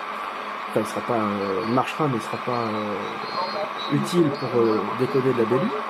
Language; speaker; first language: French; native; French